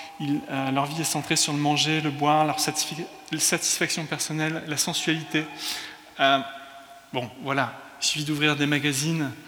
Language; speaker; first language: French; early bilingual, other home language; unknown